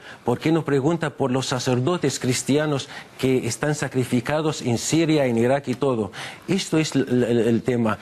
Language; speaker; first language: Spanish; non-native, fluent; Arabic